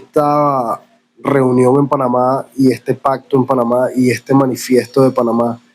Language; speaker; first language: Spanish; native; Spanish